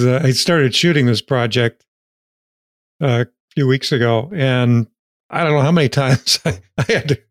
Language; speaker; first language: English; native; English